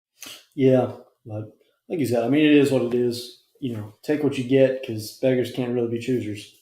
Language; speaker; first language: English; native; English